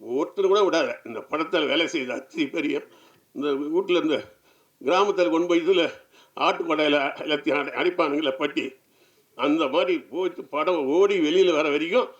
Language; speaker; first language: Tamil; native; Tamil